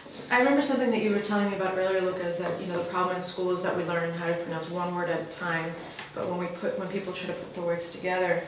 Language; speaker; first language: English; early bilingual, other home language; Russian